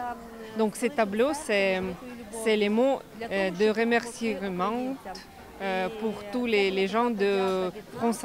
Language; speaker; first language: French; non-native, fluent; Ukrainian